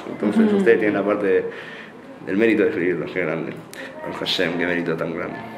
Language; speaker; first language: Spanish; native; Spanish